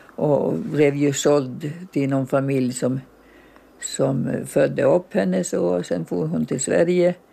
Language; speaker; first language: Swedish; native; Swedish